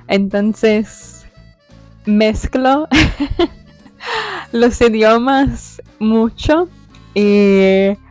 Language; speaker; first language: Spanish; non-native, fluent; English